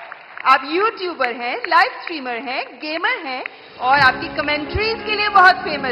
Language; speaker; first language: Hindi; native; Hindi